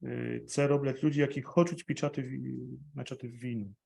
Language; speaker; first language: Ukrainian; non-native, fluent; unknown